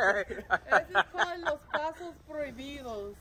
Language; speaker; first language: Spanish; non-native, fluent; English